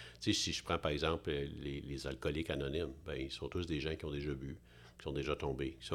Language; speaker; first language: French; native; French